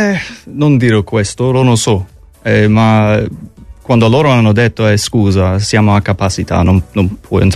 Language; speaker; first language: Italian; non-native, learner; English